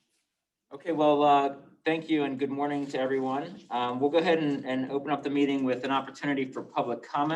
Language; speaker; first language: English; native; English